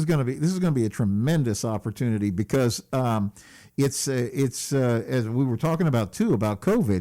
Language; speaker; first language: English; native; English